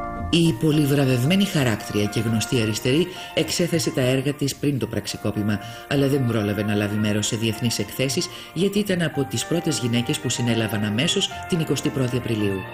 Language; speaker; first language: Greek; native; Greek